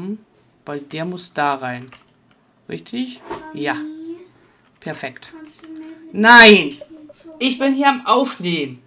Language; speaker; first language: German; native; German